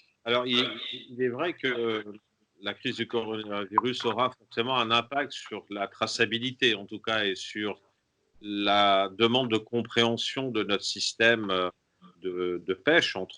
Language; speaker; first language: French; native; French